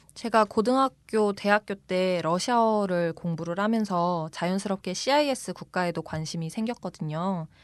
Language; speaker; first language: Korean; native; Korean